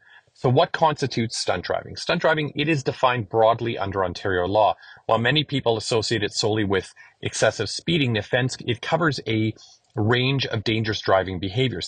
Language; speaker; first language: English; native; English